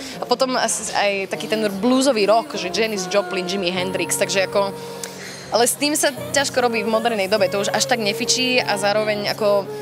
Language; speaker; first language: Slovak; early bilingual, other home language; English